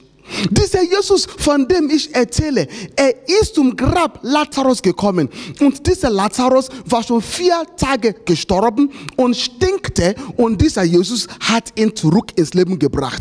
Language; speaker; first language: German; non-native, fluent; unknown